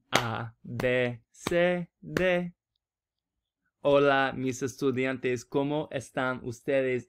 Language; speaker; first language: Spanish; non-native, learner; English